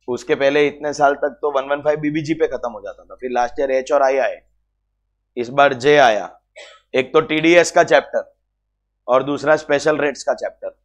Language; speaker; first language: Hindi; native; Hindi